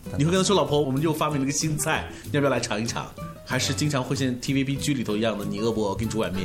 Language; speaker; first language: Chinese; native; Chinese